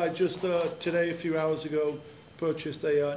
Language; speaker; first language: English; native; English